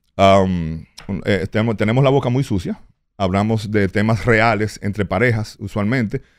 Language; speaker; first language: Spanish; early bilingual, heritage; Spanish